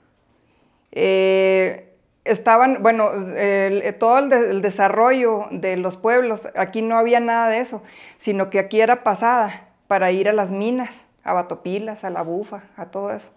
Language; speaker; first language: Spanish; native; Spanish